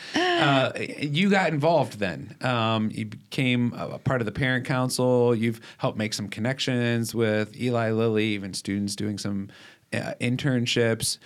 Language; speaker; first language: English; native; English